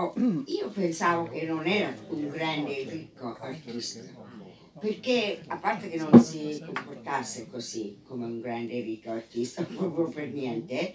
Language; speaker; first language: Italian; non-native, fluent; English